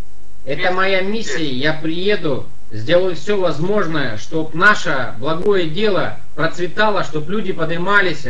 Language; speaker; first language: Russian; native; Russian